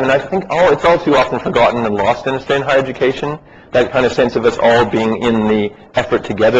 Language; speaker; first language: English; native; English